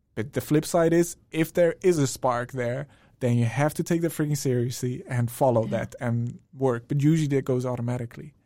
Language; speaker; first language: English; non-native, fluent; Dutch